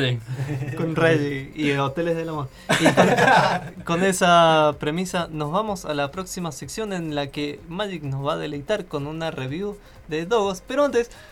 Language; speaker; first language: Spanish; native; Spanish